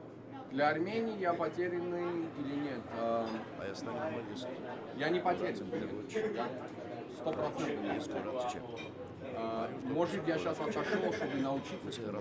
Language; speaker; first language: Russian; non-native, local second language; Armenian